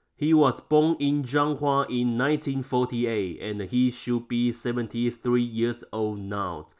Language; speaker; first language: English; non-native, fluent; Chinese